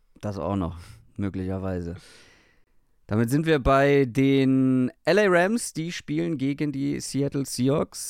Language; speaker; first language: German; native; German